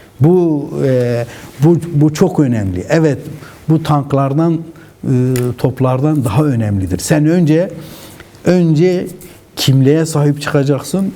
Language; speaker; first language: Turkish; non-native, local second language; Kurdish